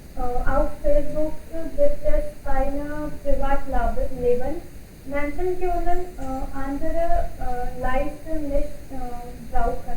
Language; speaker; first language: German; non-native, learner; Hindi